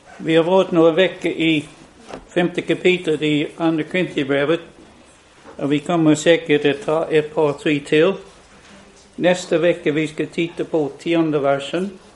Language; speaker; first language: Swedish; non-native, fluent; English